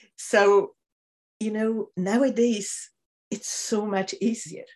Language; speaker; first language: English; non-native, fluent; Polish